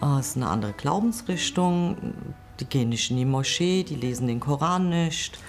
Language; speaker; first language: German; early bilingual, other home language; Kurdish